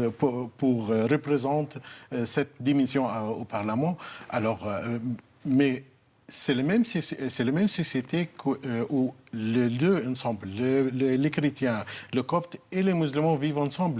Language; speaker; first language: French; non-native, fluent; Arabic